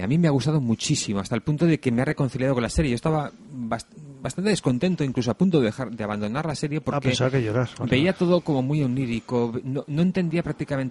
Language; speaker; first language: Spanish; native; Spanish